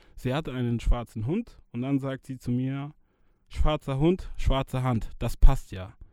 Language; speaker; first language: German; early bilingual, other home language; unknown